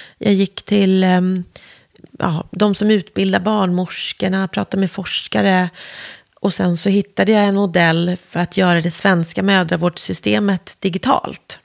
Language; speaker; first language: Swedish; native; Swedish